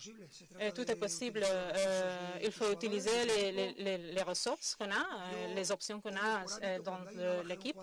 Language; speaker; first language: French; non-native, fluent; Spanish